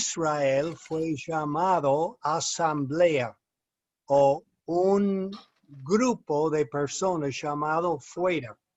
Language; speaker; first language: Spanish; non-native, fluent; English